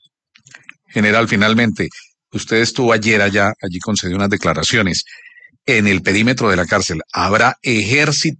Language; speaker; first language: Spanish; native; Spanish